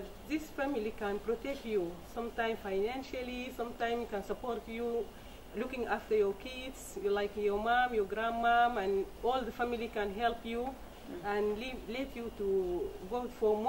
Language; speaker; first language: English; non-native, fluent; Arabic